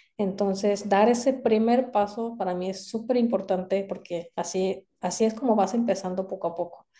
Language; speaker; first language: Spanish; non-native, fluent; Korean